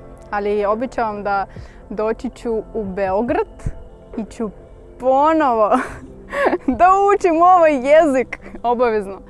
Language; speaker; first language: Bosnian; non-native, learner; Russian